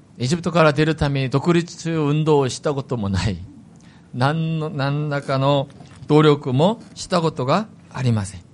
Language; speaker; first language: Japanese; non-native, fluent; Korean